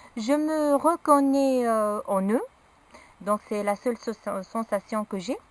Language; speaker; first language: French; non-native, local second language; Arabic